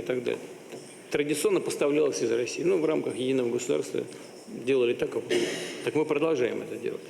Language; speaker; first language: Russian; native; Russian